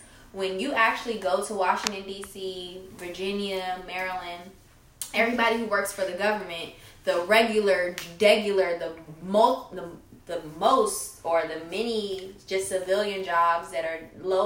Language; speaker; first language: English; native; English